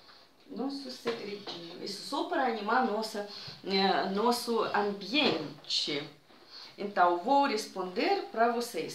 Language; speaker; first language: Portuguese; non-native, fluent; Russian